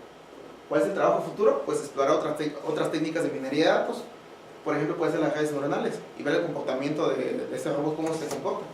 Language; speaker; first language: Spanish; native; Spanish